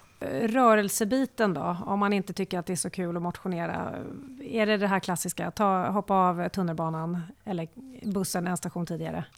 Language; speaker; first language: Swedish; native; Swedish